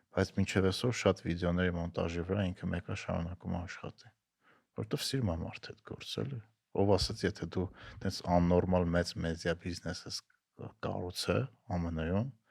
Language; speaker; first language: Armenian; native; Armenian